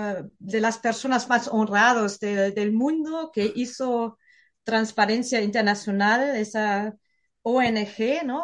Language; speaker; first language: Spanish; non-native, fluent; German